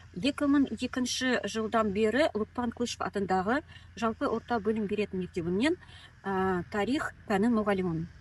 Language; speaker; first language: Kazakh; non-native, local second language; Tatar